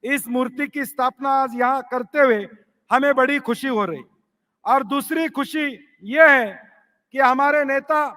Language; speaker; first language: Hindi; non-native, local second language; Marathi